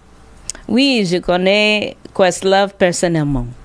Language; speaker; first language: French; non-native, learner; English